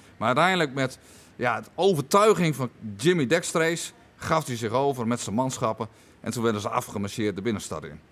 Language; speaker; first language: Dutch; native; Dutch